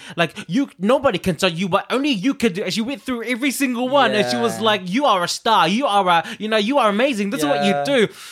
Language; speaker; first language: English; native; English